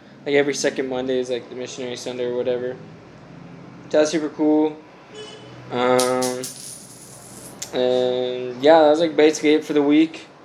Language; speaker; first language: English; native; English